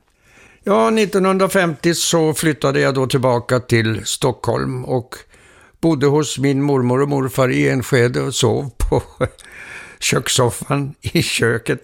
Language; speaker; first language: Swedish; early bilingual, heritage; Danish